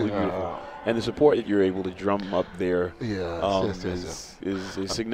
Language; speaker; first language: English; native; English